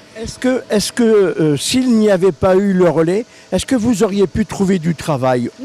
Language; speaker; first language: French; native; French